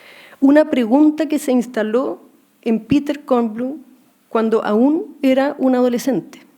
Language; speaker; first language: Spanish; native; Spanish